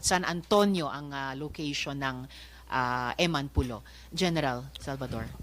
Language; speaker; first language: Filipino; native; Filipino